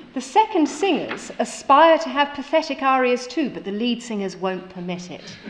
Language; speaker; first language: English; native; English